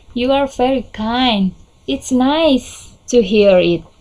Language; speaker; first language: English; non-native, learner; Indonesian